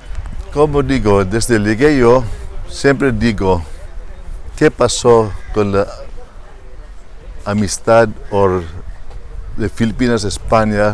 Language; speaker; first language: Spanish; non-native, learner; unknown